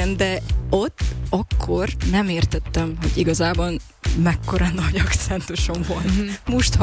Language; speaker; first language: Hungarian; non-native, local second language; Ukrainian